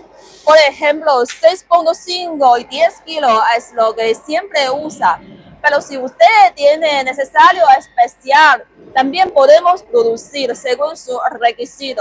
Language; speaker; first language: Spanish; non-native, learner; Chinese